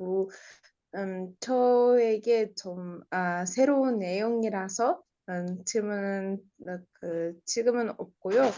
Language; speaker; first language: Korean; non-native, learner; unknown